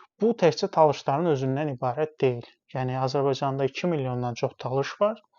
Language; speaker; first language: Azerbaijani; non-native, local second language; Talysh